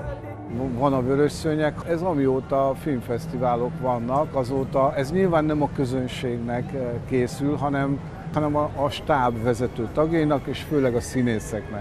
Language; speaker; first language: Hungarian; native; Hungarian